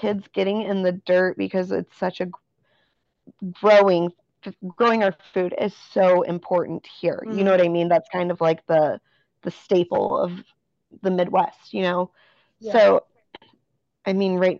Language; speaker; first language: English; native; English